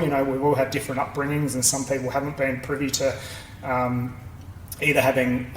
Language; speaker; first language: English; native; English